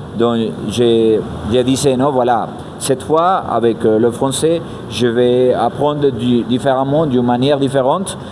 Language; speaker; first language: French; non-native, fluent; Spanish